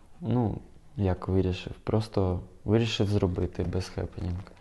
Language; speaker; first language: Ukrainian; non-native, local second language; Russian